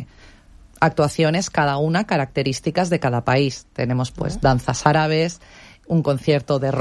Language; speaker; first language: Spanish; native; Spanish